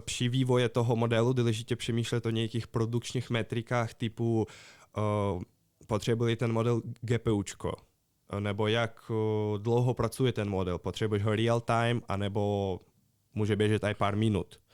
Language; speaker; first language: Czech; non-native, fluent; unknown